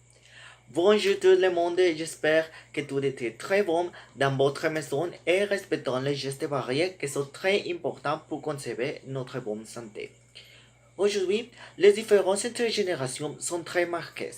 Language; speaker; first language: French; non-native, learner; Spanish